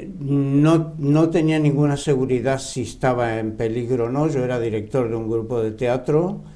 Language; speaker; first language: Spanish; native; Spanish